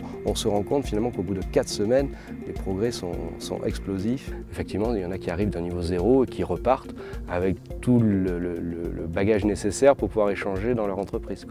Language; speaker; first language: French; native; French